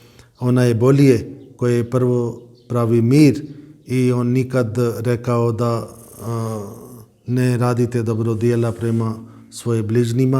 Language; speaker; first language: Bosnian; non-native, fluent; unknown